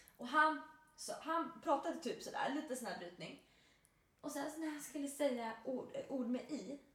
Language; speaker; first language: Swedish; native; Swedish